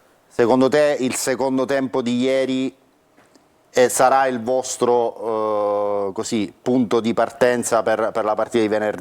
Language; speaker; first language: Italian; native; Italian